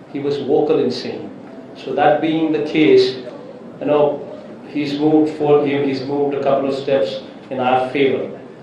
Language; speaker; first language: English; non-native, local second language; Telugu